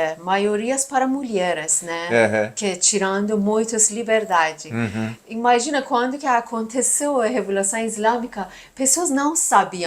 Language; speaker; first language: Portuguese; non-native, learner; Persian